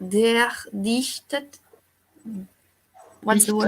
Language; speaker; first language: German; non-native, learner; Portuguese